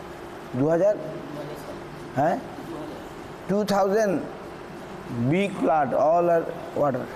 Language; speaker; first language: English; non-native, local second language; Bangla